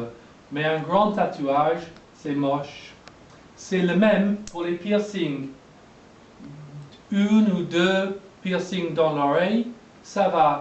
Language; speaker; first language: French; non-native, fluent; English